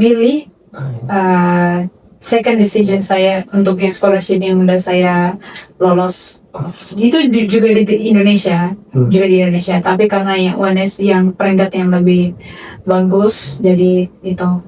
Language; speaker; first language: Indonesian; non-native, fluent; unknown